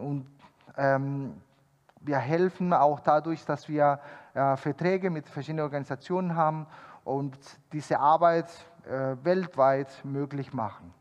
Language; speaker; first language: German; non-native, fluent; Spanish